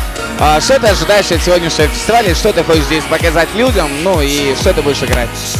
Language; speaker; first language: Russian; native; Russian